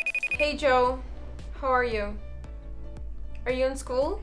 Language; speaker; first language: English; native; English